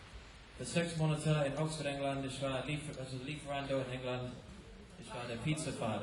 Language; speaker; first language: German; non-native, learner; English